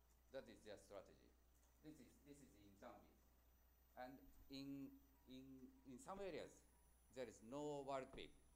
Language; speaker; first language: English; non-native, fluent; Japanese